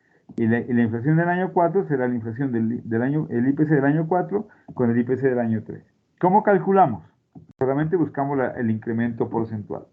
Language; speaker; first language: Spanish; native; Spanish